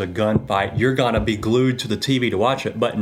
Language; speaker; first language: English; native; English